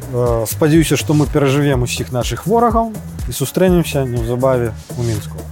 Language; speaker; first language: Belarusian; native; Belarusian